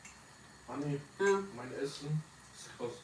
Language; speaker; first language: German; early bilingual, other home language; Kurdish